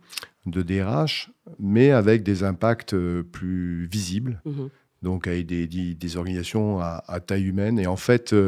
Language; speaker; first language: French; native; French